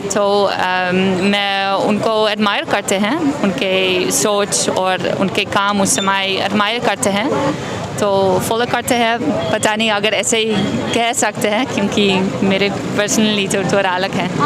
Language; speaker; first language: Hindi; non-native, learner; Dutch